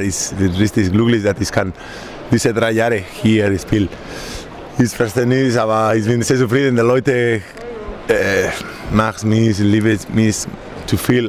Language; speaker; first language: German; non-native, learner; Spanish